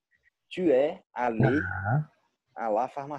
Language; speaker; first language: French; non-native, learner; Portuguese